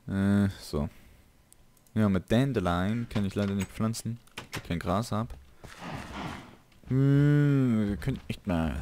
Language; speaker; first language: German; native; German